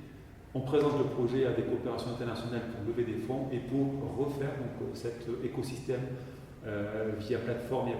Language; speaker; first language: French; native; French